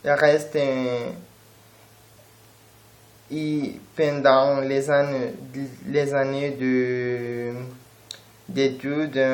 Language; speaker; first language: French; non-native, learner; Spanish